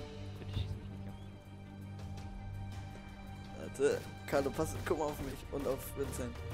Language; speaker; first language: German; native; German